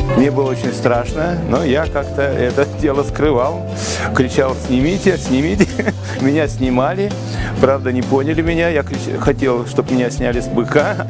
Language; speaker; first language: Russian; native; Russian